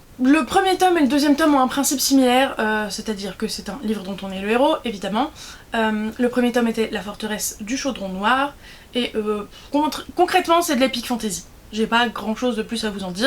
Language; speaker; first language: French; native; French